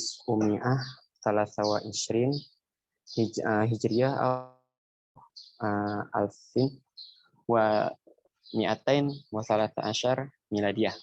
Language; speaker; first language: Arabic; non-native, learner; Indonesian